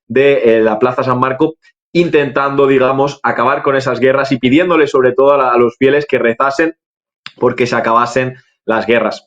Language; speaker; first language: Spanish; native; Spanish